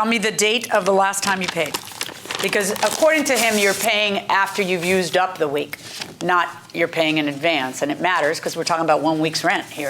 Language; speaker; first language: English; native; English